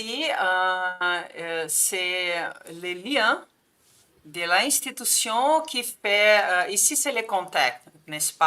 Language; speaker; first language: French; non-native, fluent; Portuguese